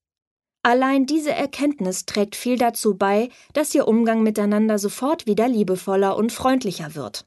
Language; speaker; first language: German; native; German